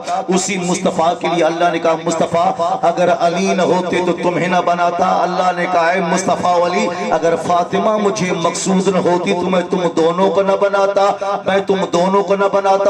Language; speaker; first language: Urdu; non-native, local second language; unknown